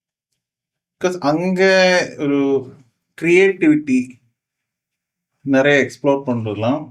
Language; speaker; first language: Tamil; non-native, fluent; Malayalam